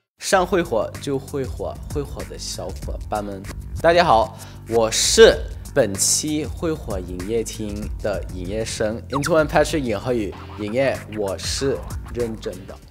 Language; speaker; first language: Chinese; non-native, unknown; Thai